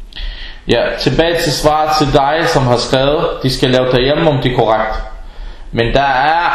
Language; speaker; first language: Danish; early bilingual, other home language; Arabic